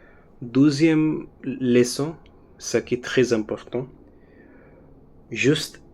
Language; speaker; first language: French; non-native, learner; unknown